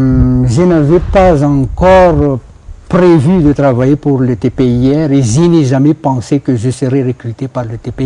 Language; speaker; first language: French; non-native, local second language; Malagasy